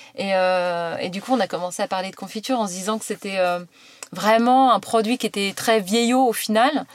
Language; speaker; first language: French; native; French